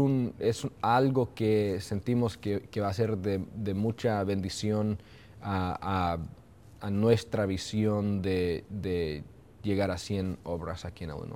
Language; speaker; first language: Spanish; early bilingual, heritage; Spanish